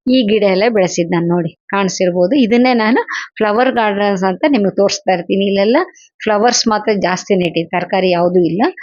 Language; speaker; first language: Kannada; native; Kannada